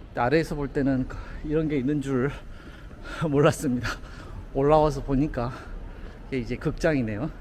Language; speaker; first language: Korean; native; Korean